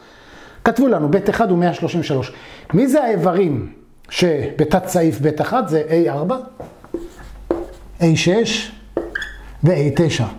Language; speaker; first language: Hebrew; native; Hebrew